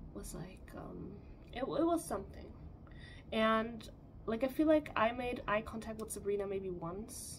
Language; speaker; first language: English; non-native, fluent; German